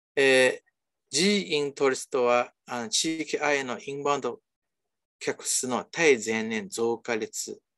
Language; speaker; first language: Japanese; non-native, fluent; Chinese